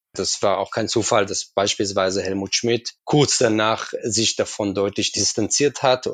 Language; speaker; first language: German; non-native, fluent; Hebrew